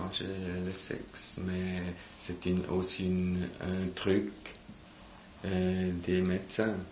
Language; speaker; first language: French; non-native, local second language; German